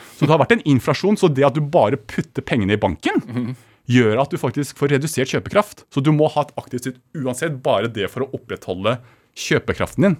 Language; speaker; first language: Norwegian; early bilingual, other home language; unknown